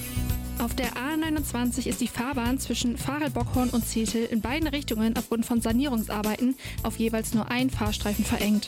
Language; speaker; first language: German; native; German